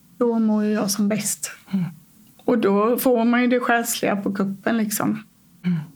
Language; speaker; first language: Swedish; native; Swedish